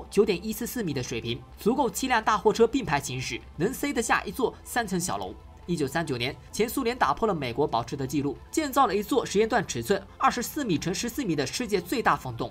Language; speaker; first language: Chinese; native; Chinese